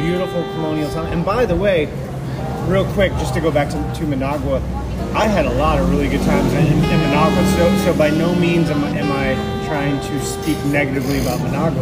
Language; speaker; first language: English; native; English